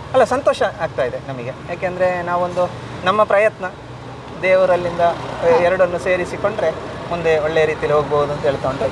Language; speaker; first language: Kannada; non-native, local second language; Malayalam